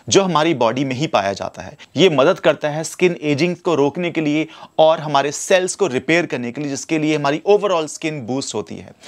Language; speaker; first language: Hindi; native; Hindi